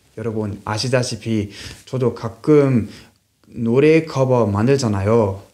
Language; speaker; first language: Korean; non-native, fluent; English